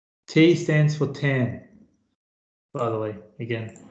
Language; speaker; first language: English; native; English